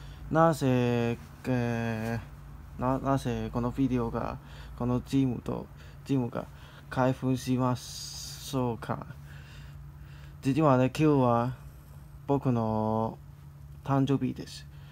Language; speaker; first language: Japanese; non-native, learner; Cantonese